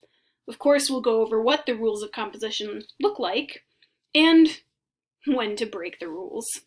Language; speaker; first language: English; native; English